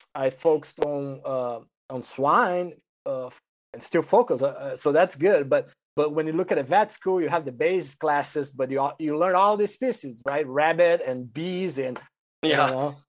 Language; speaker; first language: English; non-native, fluent; Portuguese